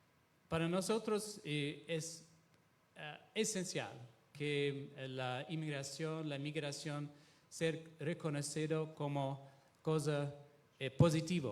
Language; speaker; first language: Spanish; non-native, fluent; Italian